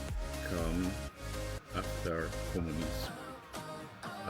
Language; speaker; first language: English; non-native, learner; Romanian